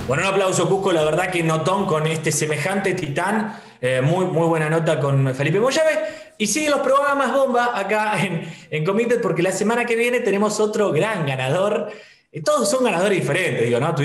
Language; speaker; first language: Spanish; native; Spanish